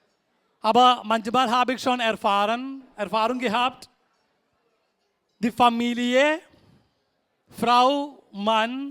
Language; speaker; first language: German; non-native, fluent; Malayalam